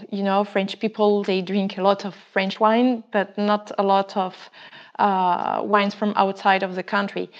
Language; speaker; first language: English; non-native, fluent; French